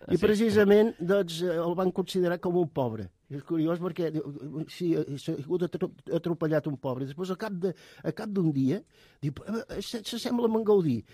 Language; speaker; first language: Catalan; native; Catalan